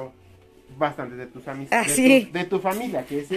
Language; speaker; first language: Spanish; native; Spanish